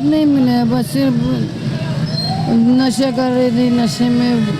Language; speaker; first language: Hindi; non-native, local second language; Punjabi